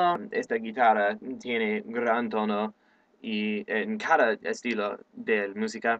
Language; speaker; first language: Spanish; non-native, learner; English